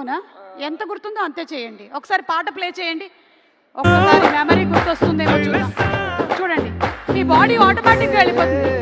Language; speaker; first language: Telugu; native; Telugu